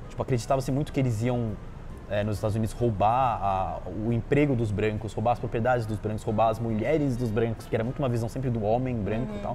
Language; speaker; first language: Portuguese; early bilingual, other home language; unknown